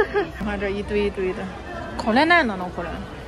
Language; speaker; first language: Chinese; native; Chinese